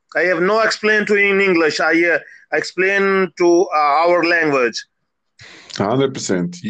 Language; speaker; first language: English; non-native, local second language; Punjabi